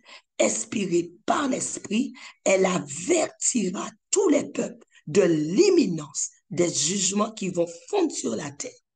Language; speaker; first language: French; native; French